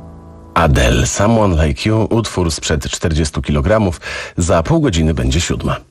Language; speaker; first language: Polish; native; Polish